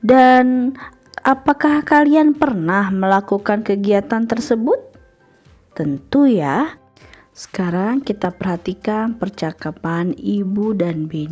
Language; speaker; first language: Indonesian; native; Indonesian